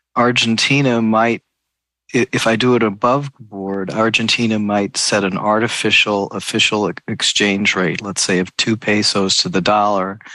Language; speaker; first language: English; native; English